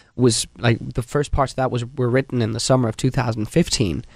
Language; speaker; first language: English; non-native, fluent; Danish